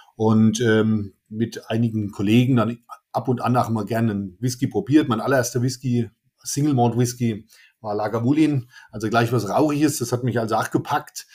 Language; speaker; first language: German; native; German